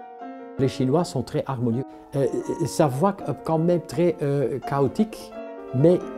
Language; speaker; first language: French; non-native, local second language; Dutch